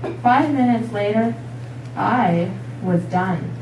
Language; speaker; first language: English; native; English